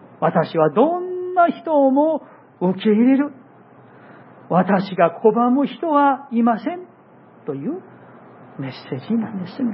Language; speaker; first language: Japanese; non-native, fluent; Korean